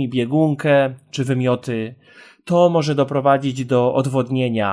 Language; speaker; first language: Polish; native; Polish